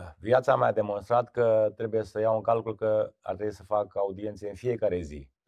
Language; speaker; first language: Romanian; native; Romanian